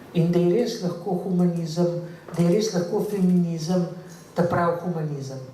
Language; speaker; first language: Slovenian; native; Slovenian